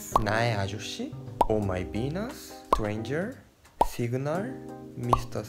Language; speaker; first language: Korean; non-native, fluent; Japanese